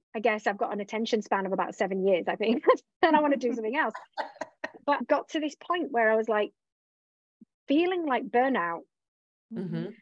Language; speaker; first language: English; native; English